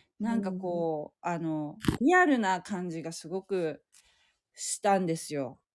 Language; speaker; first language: Japanese; native; Japanese